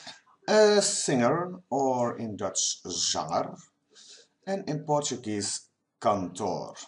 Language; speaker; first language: English; non-native, fluent; Dutch